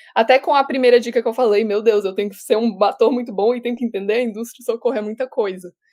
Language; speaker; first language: Portuguese; native; Portuguese